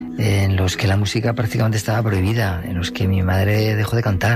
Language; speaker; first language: Spanish; native; Spanish